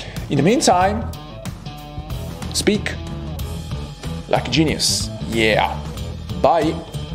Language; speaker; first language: English; non-native, fluent; Italian